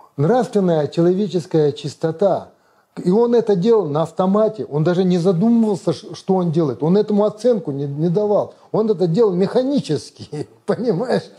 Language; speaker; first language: Russian; non-native, local second language; Kazakh